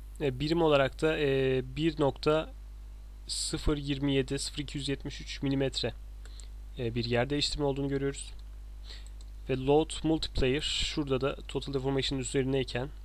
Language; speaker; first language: Turkish; native; Turkish